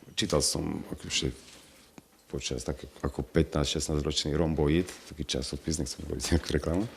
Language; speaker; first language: Slovak; non-native, local second language; Romany